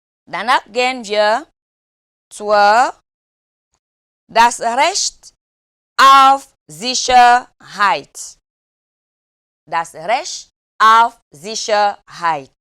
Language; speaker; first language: German; non-native, fluent; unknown